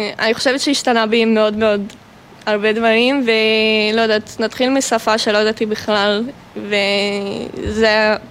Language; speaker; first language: Hebrew; non-native, fluent; Russian